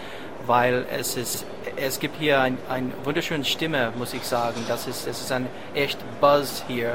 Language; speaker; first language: German; non-native, fluent; English